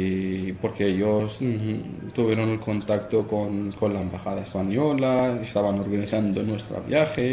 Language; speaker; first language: Spanish; non-native, fluent; Arabic